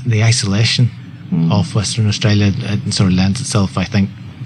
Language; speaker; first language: English; native; English